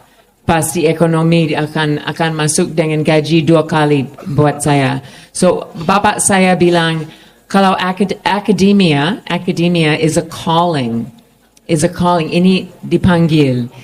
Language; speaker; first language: Indonesian; non-native, fluent; English